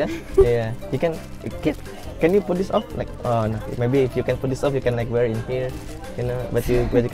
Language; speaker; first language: English; non-native, fluent; Indonesian